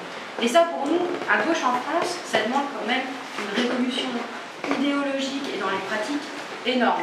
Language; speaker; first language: French; native; French